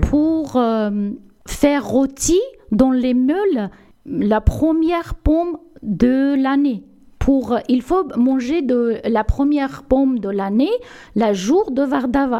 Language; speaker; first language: French; non-native, learner; Armenian